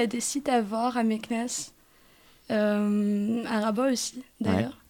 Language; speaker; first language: French; non-native, local second language; Arabic